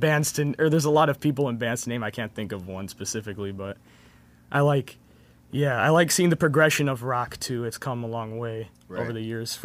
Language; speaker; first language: English; native; English